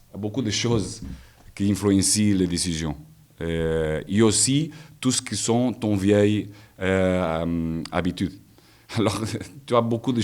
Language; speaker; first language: French; non-native, learner; Portuguese